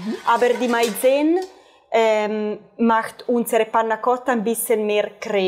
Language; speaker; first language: German; non-native, fluent; Italian